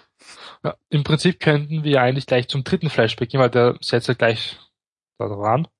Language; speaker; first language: German; native; German